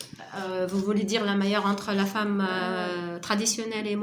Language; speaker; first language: French; non-native, local second language; Arabic